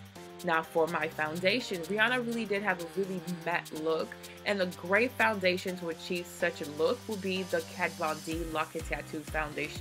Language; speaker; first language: English; native; English